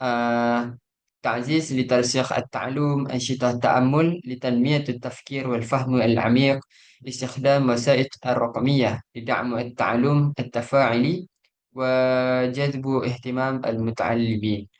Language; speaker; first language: Arabic; non-native, learner; Malay